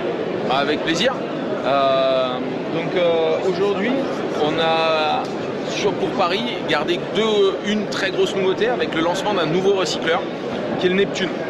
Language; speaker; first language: French; native; French